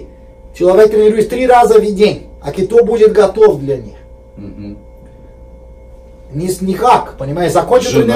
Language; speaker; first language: Russian; non-native, fluent; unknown